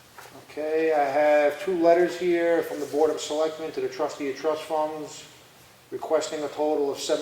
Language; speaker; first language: English; native; English